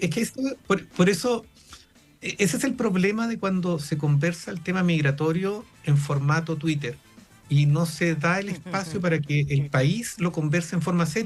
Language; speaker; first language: Spanish; native; Spanish